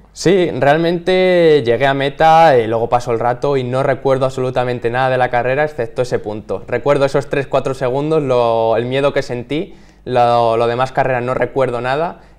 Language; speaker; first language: Spanish; native; Spanish